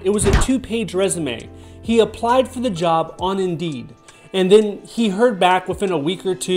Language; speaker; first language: English; native; English